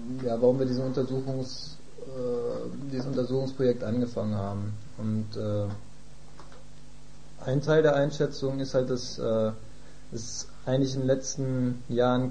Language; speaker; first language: German; native; German